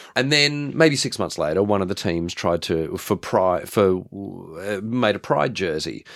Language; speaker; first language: English; native; English